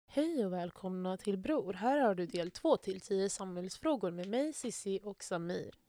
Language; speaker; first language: Swedish; early bilingual, other home language; Arabic